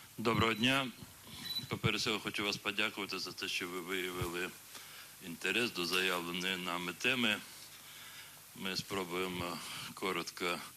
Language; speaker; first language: Ukrainian; non-native, local second language; Crimean Tatar